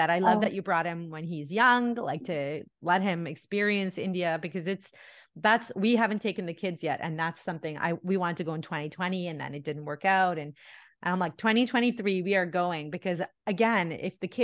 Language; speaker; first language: English; early bilingual, other home language; Tamil